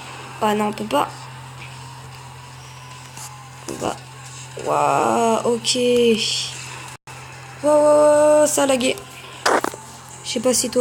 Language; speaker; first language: French; native; French